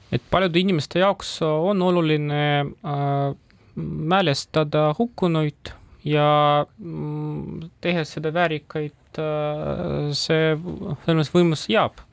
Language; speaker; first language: Estonian; non-native, local second language; Russian